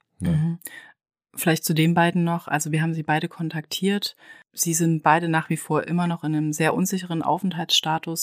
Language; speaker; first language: German; native; German